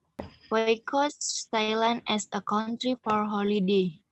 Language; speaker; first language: English; non-native, learner; Indonesian